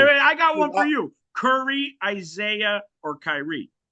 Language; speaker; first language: English; native; English